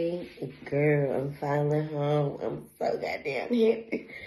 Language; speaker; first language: English; native; English